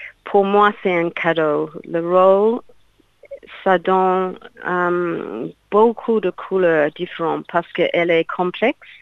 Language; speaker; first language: French; non-native, learner; English